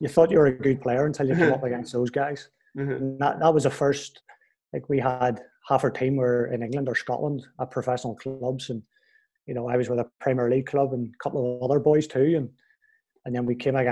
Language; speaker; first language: English; native; English